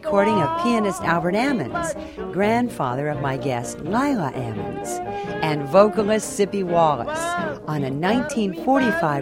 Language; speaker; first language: English; native; English